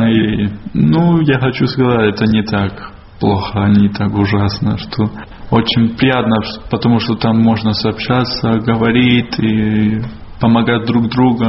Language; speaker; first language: Russian; non-native, learner; Spanish